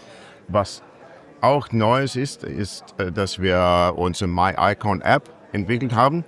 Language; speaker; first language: German; non-native, learner; English